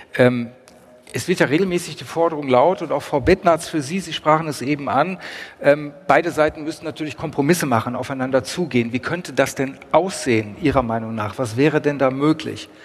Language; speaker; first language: German; native; German